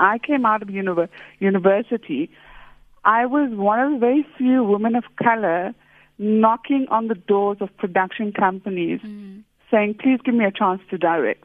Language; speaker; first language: English; native; English